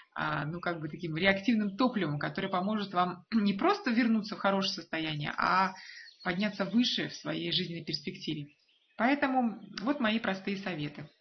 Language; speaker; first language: Russian; native; Russian